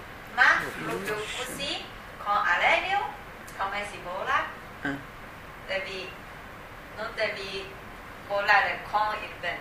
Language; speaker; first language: Italian; non-native, fluent; Chinese